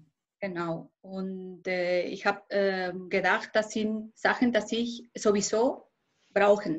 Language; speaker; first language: German; non-native, fluent; Spanish